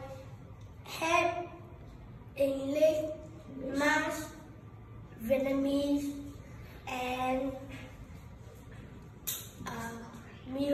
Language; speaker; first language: English; non-native, learner; Vietnamese